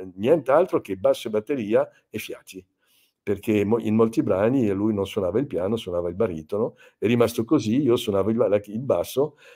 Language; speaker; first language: Italian; non-native, fluent; French